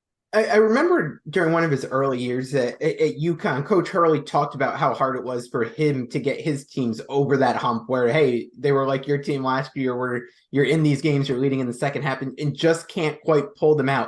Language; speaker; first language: English; native; English